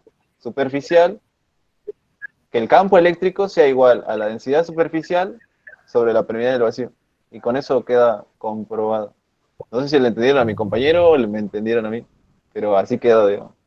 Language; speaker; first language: Spanish; native; Spanish